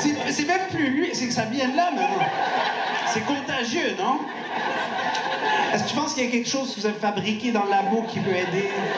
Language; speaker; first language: French; non-native, local second language; Punjabi